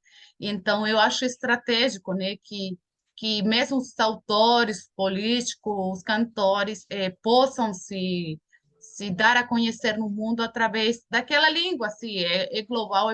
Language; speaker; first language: Portuguese; non-native, fluent; Spanish